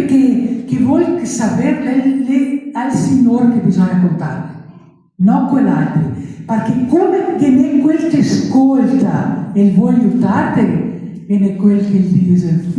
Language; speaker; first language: Italian; non-native, local second language; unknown